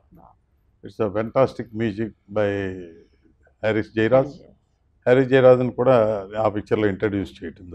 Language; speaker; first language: Telugu; native; Telugu